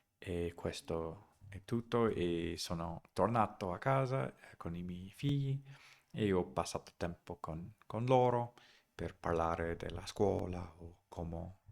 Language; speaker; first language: Italian; non-native, learner; English